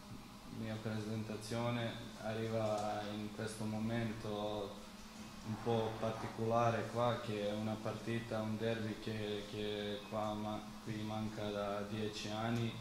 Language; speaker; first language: Italian; non-native, fluent; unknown